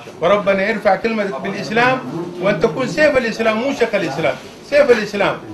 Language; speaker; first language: Arabic; native; Arabic